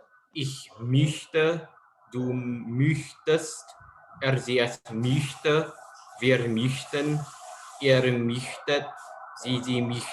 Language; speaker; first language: German; non-native, learner; Indonesian